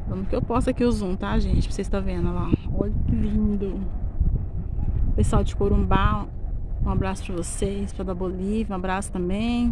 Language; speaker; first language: Portuguese; native; Portuguese